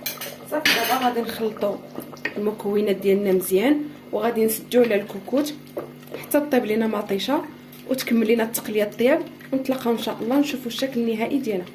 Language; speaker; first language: Arabic; native; Arabic